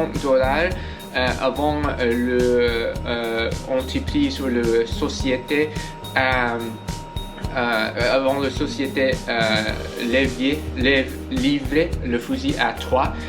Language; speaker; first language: French; non-native, learner; English